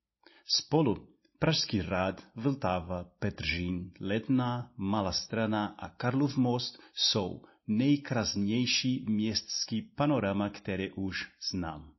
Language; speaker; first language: Czech; non-native, learner; Portuguese